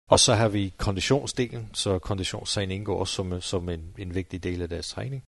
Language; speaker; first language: Danish; non-native, fluent; English